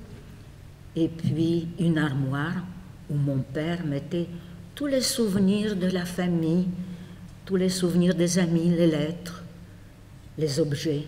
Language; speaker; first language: French; non-native, fluent; Polish